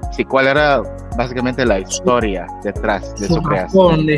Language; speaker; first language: Spanish; non-native, fluent; Filipino